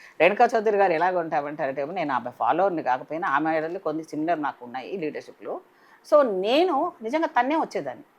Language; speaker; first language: Telugu; native; Telugu